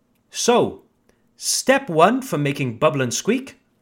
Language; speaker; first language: English; native; English